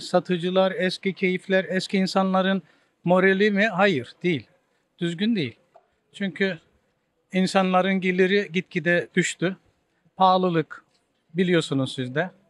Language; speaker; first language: Turkish; native; Turkish